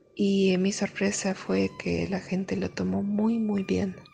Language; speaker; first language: Spanish; non-native, fluent; Russian